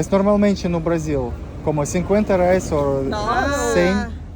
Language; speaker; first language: Portuguese; non-native, learner; Russian